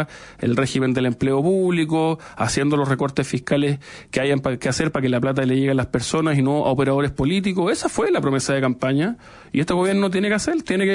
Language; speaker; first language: Spanish; native; Spanish